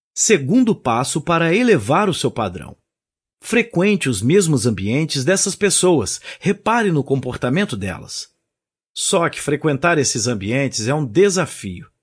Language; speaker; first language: Portuguese; native; Portuguese